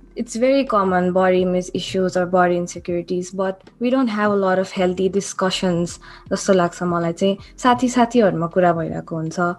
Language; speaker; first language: English; non-native, local second language; Nepali